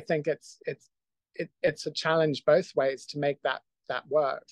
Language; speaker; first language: English; native; English